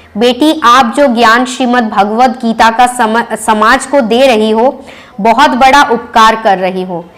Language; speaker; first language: Hindi; non-native, local second language; Bangla